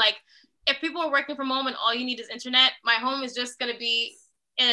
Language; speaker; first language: English; native; English